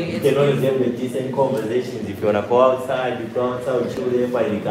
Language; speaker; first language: English; non-native, local second language; North Ndebele